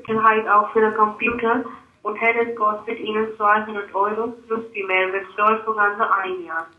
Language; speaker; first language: German; non-native, learner; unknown